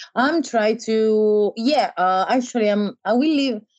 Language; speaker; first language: English; non-native, learner; Italian